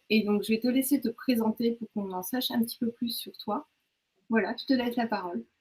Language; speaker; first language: French; native; French